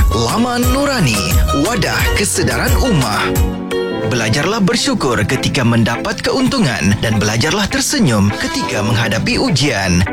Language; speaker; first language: Malay; native; Malay